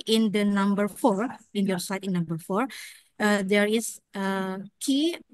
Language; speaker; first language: English; non-native, learner; Indonesian